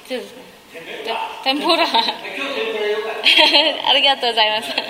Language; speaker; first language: Japanese; non-native, learner; Indonesian